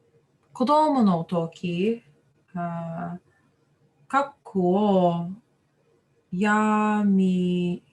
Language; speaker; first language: Japanese; non-native, learner; English